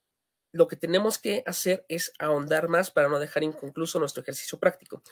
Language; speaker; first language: Spanish; native; Spanish